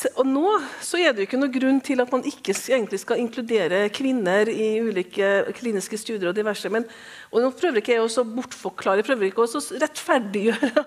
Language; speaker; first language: Norwegian; native; Norwegian